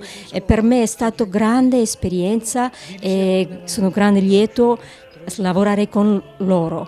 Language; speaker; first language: Italian; non-native, learner; Georgian